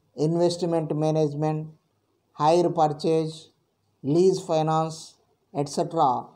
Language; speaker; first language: English; non-native, local second language; Telugu